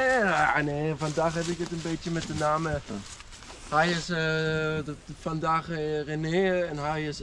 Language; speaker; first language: Dutch; non-native, learner; German